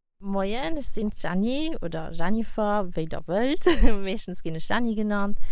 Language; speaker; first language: Luxembourgish; early bilingual, heritage; Luxembourgish